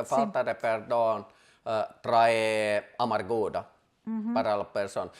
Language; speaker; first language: Spanish; non-native, fluent; Finnish